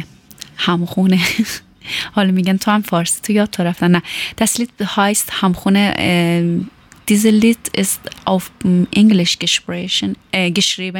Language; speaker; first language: German; non-native, learner; Persian